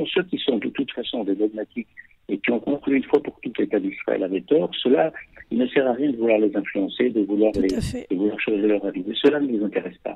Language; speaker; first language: French; native; French